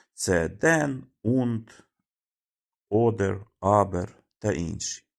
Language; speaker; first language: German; non-native, fluent; Ukrainian